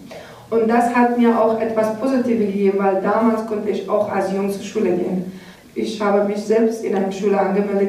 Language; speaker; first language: German; non-native, learner; Persian